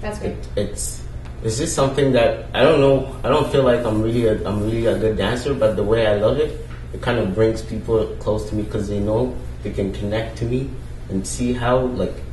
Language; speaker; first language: English; non-native, local second language; Ewe